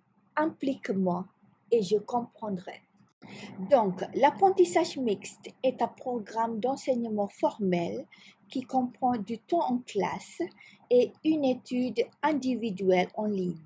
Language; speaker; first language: French; non-native, fluent; Malay